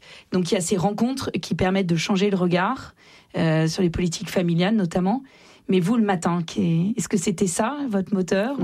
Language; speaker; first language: French; native; French